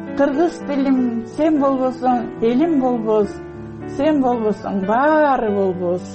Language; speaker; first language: Kyrgyz; non-native, local second language; Russian